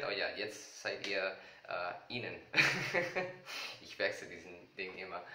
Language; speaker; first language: German; non-native, learner; Spanish